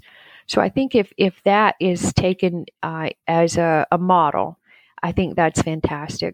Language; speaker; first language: English; native; English